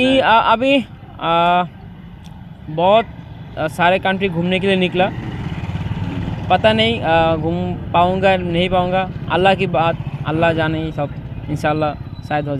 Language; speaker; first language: Hindi; non-native, learner; Bangla